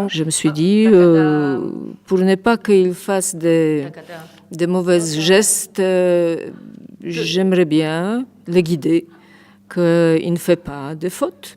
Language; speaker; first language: French; non-native, fluent; Polish